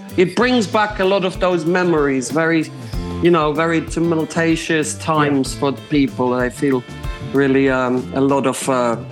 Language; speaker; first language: English; non-native, fluent; Croatian